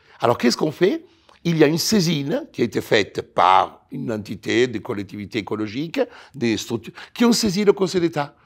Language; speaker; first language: French; non-native, fluent; Italian